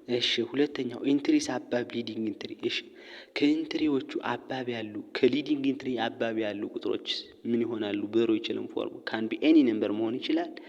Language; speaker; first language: Amharic; native; Amharic